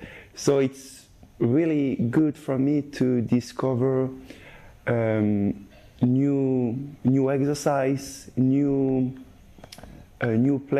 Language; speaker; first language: English; non-native, learner; French